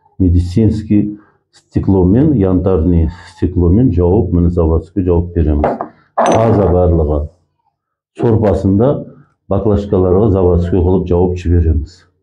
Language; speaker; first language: Kazakh; early bilingual, heritage; Kazakh